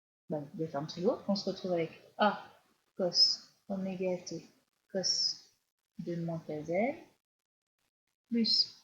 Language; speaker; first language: French; native; French